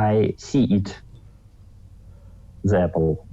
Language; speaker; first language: English; non-native, learner; Russian